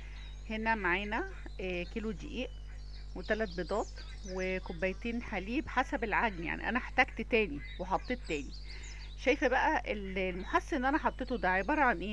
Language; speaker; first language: Arabic; native; Arabic